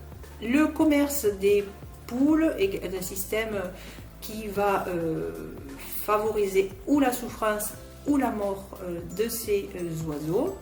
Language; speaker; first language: French; native; French